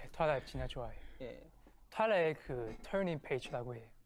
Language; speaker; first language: Korean; non-native, fluent; Chinese